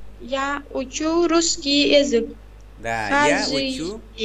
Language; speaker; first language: Russian; non-native, learner; Vietnamese